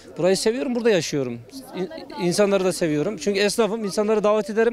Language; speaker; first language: Turkish; native; Turkish